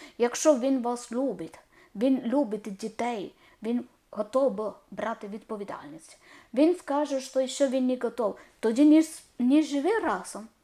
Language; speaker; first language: Ukrainian; non-native, learner; Malayalam